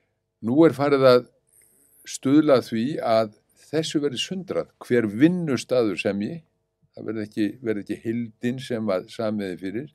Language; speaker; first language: Icelandic; native; Icelandic